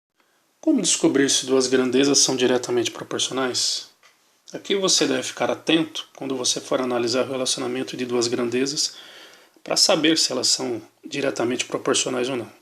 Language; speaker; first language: Portuguese; native; Portuguese